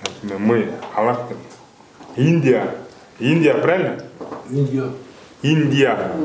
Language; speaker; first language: Russian; non-native, learner; Kyrgyz